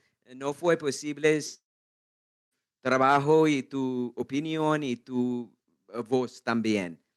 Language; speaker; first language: Spanish; non-native, learner; English